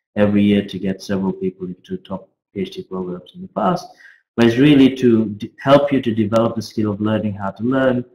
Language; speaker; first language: English; native; English